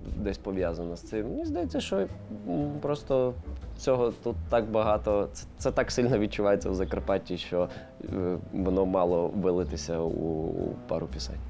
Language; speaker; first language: Ukrainian; non-native, local second language; Russian